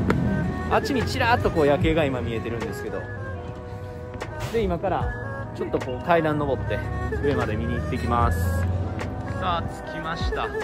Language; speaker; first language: Japanese; native; Japanese